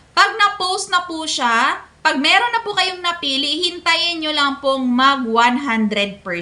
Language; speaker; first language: Filipino; non-native, local second language; Cebuano